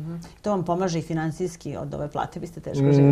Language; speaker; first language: Serbian; native; Serbian